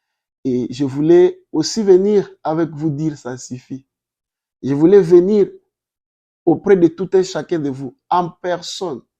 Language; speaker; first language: French; non-native, local second language; Lingala